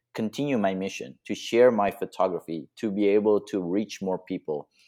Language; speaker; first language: English; non-native, fluent; Indonesian